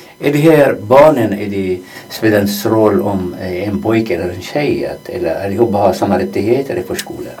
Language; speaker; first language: Swedish; non-native, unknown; Arabic